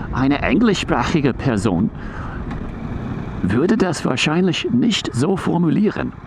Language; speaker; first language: German; non-native, fluent; English